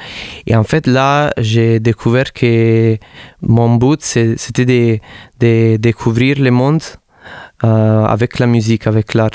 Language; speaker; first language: French; non-native, fluent; Italian